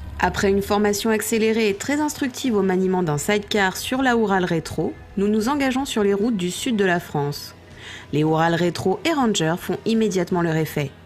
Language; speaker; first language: French; native; French